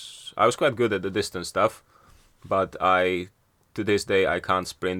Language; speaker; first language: English; non-native, fluent; Slovak